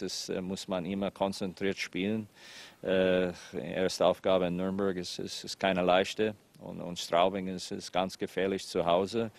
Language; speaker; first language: German; non-native, fluent; English